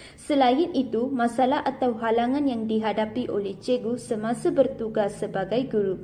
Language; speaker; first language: Malay; non-native, local second language; Tamil